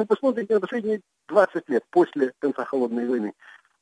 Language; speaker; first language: Russian; native; Russian